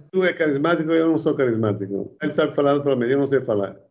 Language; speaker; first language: Portuguese; early bilingual, other home language; Arabic